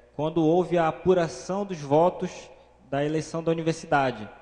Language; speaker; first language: Portuguese; native; Portuguese